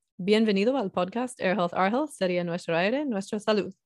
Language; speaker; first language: Spanish; non-native, learner; English